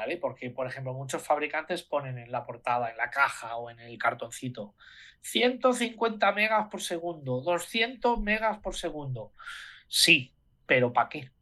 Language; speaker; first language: Spanish; native; Spanish